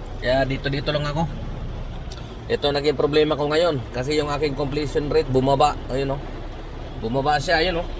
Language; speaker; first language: Filipino; native; Filipino